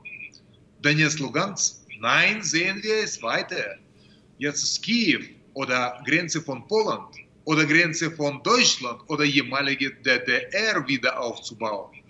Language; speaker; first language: German; non-native, fluent; Russian